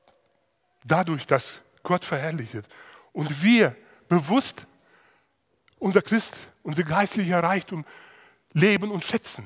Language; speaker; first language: German; non-native, fluent; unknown